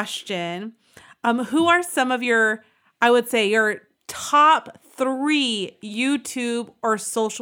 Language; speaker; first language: English; native; English